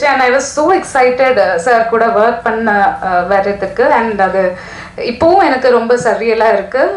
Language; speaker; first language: Tamil; non-native, fluent; Malayalam